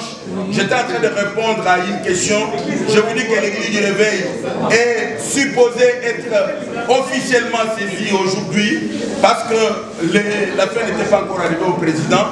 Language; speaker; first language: French; non-native, local second language; Lingala